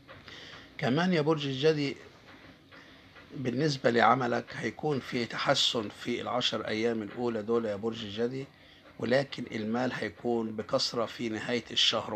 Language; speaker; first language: Arabic; native; Arabic